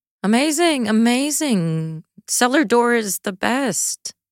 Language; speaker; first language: English; native; English